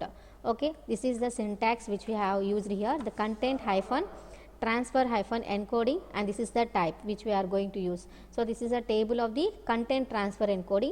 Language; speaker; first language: English; non-native, local second language; Telugu